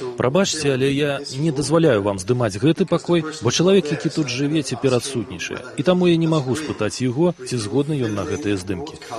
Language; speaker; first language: Belarusian; native; Belarusian